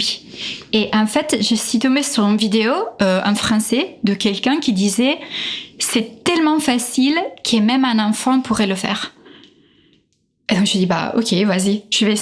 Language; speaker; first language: French; non-native, fluent; Italian